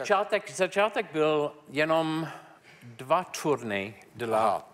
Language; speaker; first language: Czech; non-native, learner; English